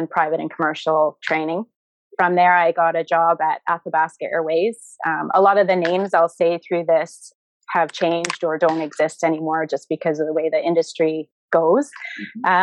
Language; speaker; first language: English; native; English